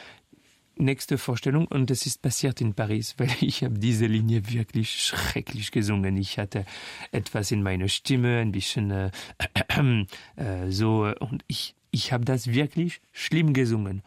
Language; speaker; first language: German; non-native, fluent; French